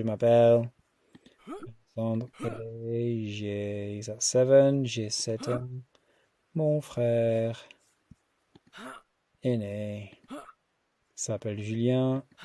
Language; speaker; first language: French; non-native, fluent; English